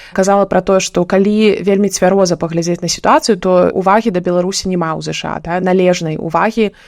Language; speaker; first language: Belarusian; non-native, local second language; Russian